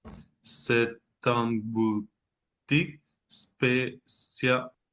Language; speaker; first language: French; non-native, learner; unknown